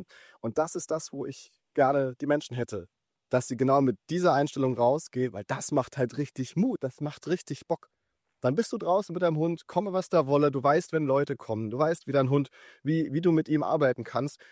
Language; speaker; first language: German; native; German